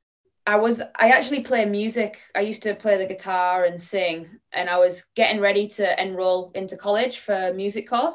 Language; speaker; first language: English; native; English